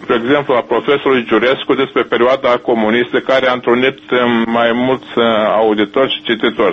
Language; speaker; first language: Romanian; native; Romanian